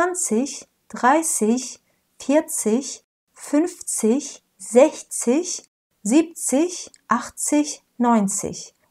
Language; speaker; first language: German; non-native, fluent; Turkish